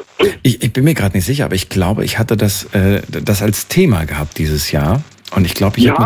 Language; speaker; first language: German; native; German